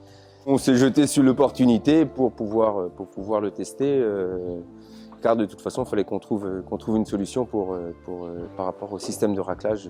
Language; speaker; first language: French; native; French